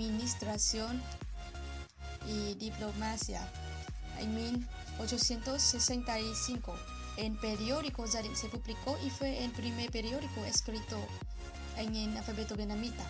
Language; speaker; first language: Spanish; non-native, learner; Vietnamese